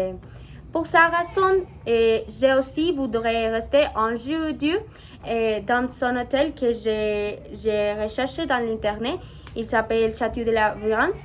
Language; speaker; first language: French; non-native, learner; Spanish